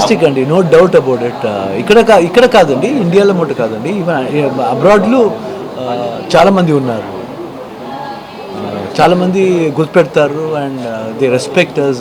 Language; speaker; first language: Telugu; non-native, learner; Kannada